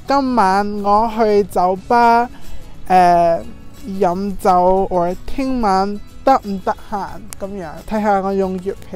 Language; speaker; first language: Cantonese; non-native, fluent; English